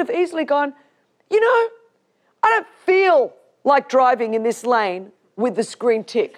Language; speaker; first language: English; native; English